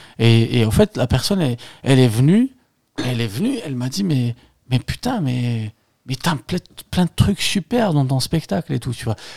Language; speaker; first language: French; non-native, local second language; Arabic